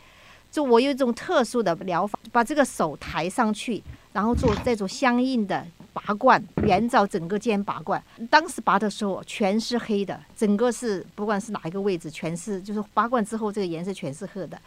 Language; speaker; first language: Chinese; native; Chinese